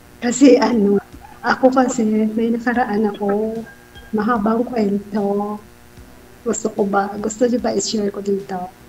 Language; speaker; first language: Filipino; native; Filipino